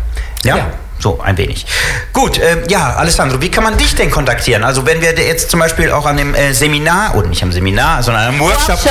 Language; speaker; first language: German; native; German